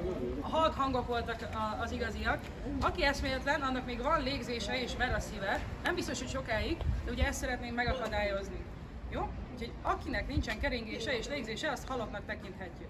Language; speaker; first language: Hungarian; native; Hungarian